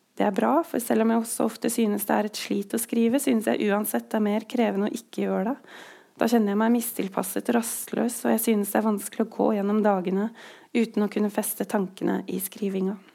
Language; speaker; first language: Norwegian; native; Norwegian